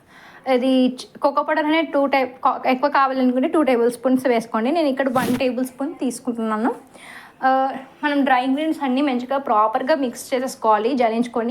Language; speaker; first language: Telugu; native; Telugu